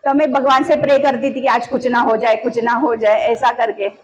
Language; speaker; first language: Hindi; non-native, local second language; Marathi